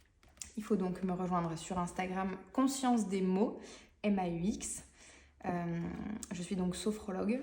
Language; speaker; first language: French; native; French